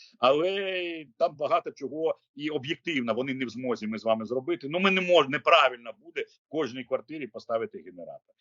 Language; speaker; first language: Ukrainian; native; Ukrainian